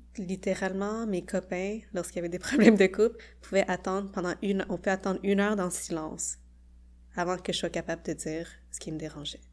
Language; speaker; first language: French; early bilingual, other home language; Khmer